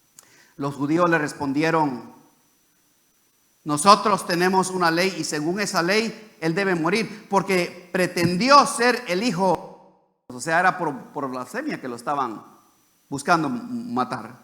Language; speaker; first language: Spanish; native; Spanish